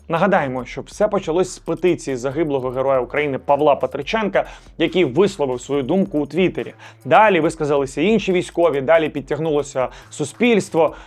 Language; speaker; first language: Ukrainian; native; Ukrainian